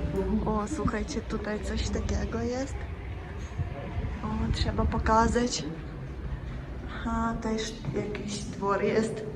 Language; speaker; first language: Polish; non-native, learner; Ukrainian